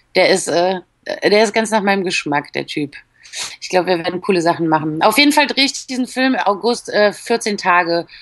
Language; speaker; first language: German; early bilingual, other home language; Polish